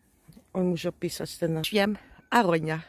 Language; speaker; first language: Polish; non-native, learner; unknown